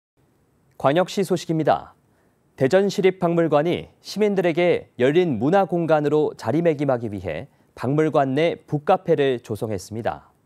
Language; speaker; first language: Korean; native; Korean